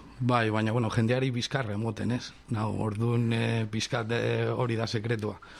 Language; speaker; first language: Basque; non-native, local second language; Spanish